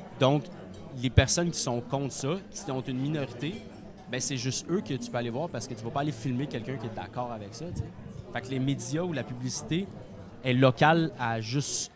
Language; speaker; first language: French; native; French